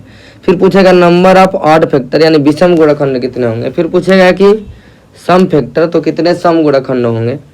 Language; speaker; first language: Hindi; native; Hindi